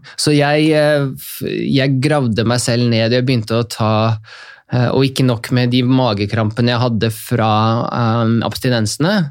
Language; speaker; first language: Norwegian; early bilingual, other home language; Russian